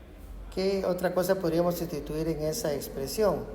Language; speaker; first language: Spanish; native; Spanish